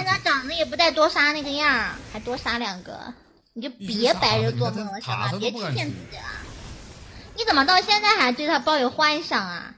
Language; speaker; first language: Chinese; native; Chinese